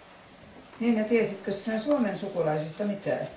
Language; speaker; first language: Finnish; native; Finnish